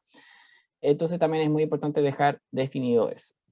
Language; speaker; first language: Spanish; native; Spanish